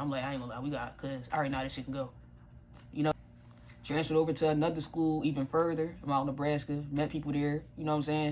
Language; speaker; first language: English; native; English